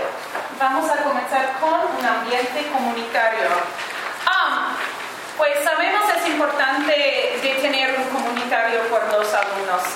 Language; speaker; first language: Spanish; non-native, fluent; English